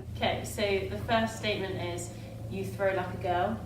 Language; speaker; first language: English; native; English